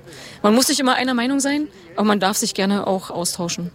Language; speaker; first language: German; native; German